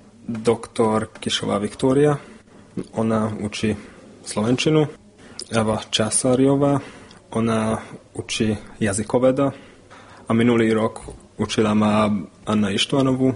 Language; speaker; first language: Slovak; non-native, local second language; Hungarian